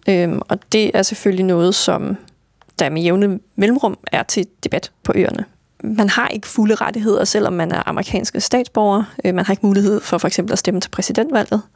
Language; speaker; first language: Danish; native; Danish